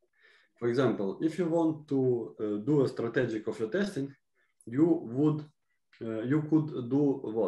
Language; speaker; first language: English; non-native, fluent; Ukrainian